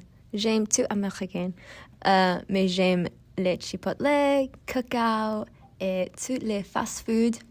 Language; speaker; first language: French; non-native, learner; English